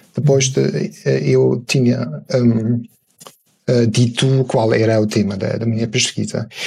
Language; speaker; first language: Portuguese; non-native, fluent; German